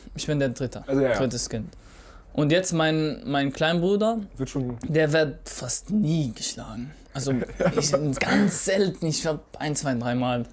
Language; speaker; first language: German; non-native, fluent; Arabic